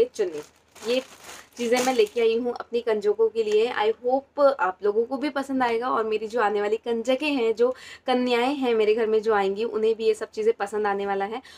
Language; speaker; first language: Hindi; non-native, local second language; Marathi